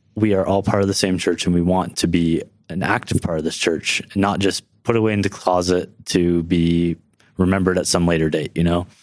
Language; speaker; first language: English; native; English